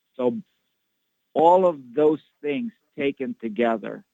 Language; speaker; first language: English; non-native, local second language; Filipino